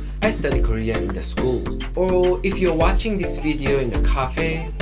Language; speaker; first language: English; non-native, fluent; Korean